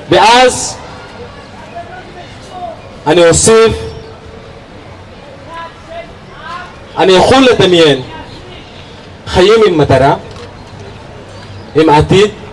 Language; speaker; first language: Hebrew; non-native, learner; Arabic